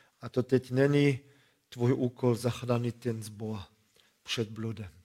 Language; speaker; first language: Czech; non-native, fluent; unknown